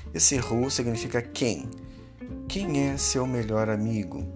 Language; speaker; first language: Portuguese; native; Portuguese